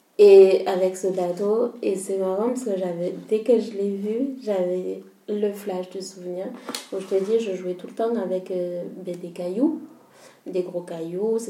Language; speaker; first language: French; early bilingual, other home language; Malagasy